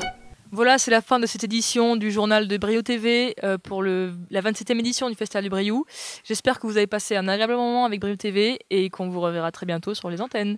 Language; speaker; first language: French; native; French